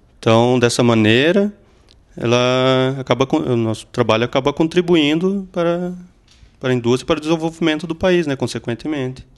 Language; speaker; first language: Portuguese; native; Portuguese